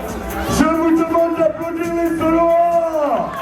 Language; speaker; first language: French; native; French